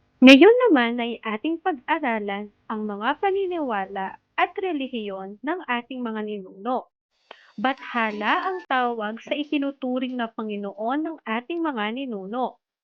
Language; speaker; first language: Filipino; native; Filipino